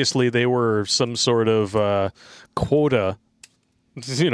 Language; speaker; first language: English; native; English